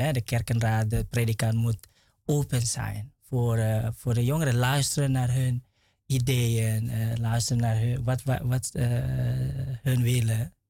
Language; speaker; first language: Dutch; non-native, learner; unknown